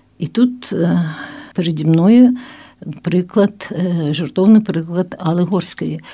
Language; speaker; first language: Ukrainian; non-native, local second language; Russian